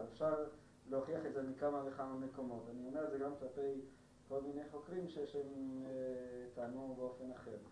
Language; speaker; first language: Hebrew; non-native, fluent; Spanish